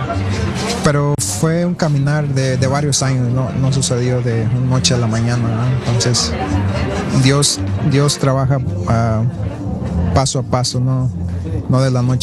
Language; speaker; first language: Spanish; early bilingual, heritage; Spanish